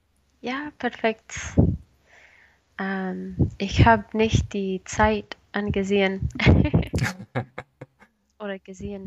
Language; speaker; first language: German; non-native, learner; Spanish